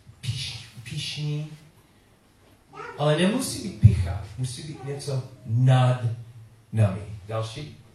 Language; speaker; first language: Czech; non-native, learner; English